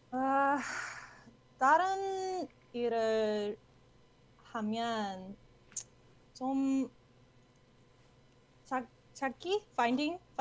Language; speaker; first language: Korean; non-native, learner; English